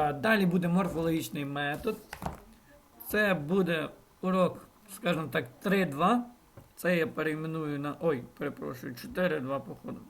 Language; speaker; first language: Ukrainian; non-native, local second language; Russian